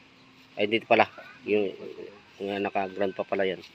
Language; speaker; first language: Filipino; native; Filipino